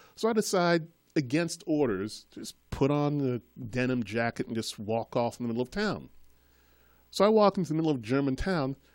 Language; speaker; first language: English; native; English